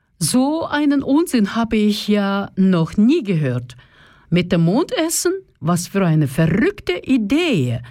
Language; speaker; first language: German; non-native, fluent; Russian